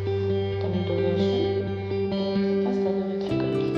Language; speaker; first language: Albanian; early bilingual, heritage; Albanian